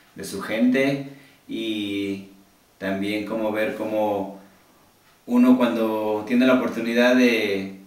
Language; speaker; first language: Spanish; early bilingual, heritage; Spanish